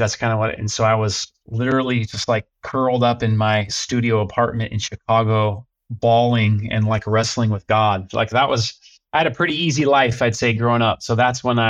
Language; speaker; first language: English; native; English